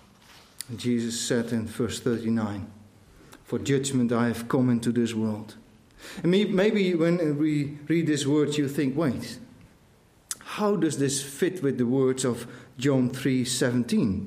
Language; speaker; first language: English; non-native, fluent; Dutch